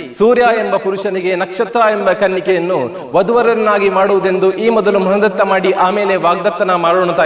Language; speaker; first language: Kannada; native; Kannada